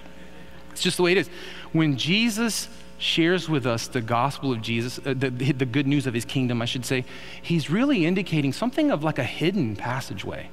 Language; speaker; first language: English; native; English